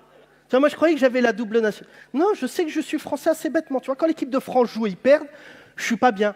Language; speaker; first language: French; native; French